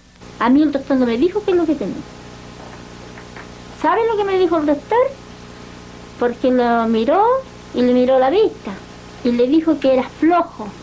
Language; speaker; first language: Spanish; native; Spanish